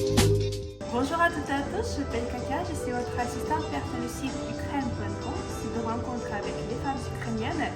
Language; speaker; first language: French; non-native, local second language; Ukrainian